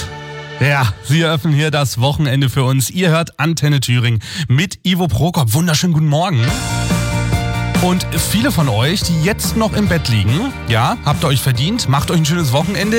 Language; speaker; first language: German; native; German